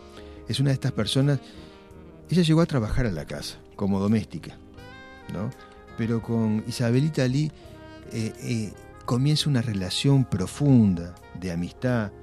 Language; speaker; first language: Spanish; native; Spanish